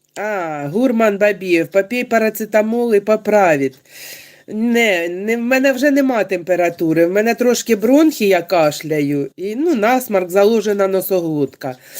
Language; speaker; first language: Ukrainian; non-native, local second language; Russian